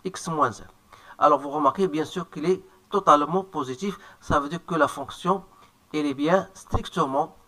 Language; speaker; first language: French; non-native, local second language; Arabic